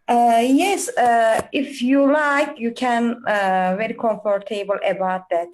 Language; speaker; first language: English; non-native, learner; Turkish